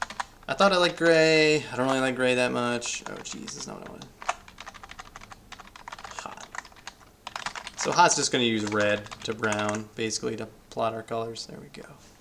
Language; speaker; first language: English; native; English